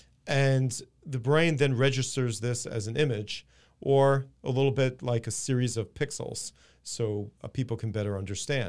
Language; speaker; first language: English; native; English